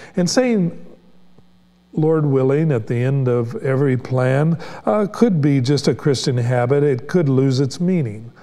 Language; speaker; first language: English; native; English